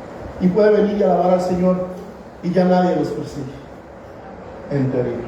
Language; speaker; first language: Spanish; native; Spanish